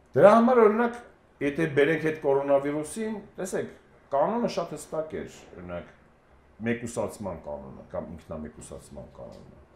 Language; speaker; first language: Armenian; native; Armenian